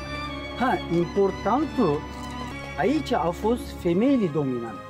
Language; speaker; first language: Romanian; non-native, learner; Turkish